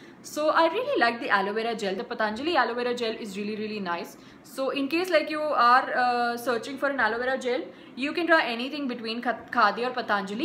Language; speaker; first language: English; non-native, local second language; Hindi